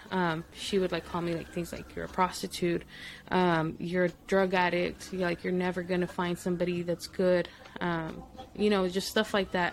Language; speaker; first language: English; early bilingual, other home language; Spanish